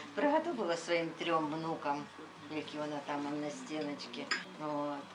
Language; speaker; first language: Ukrainian; non-native, local second language; Russian